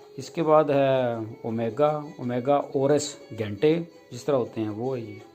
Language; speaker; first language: Urdu; non-native, local second language; Punjabi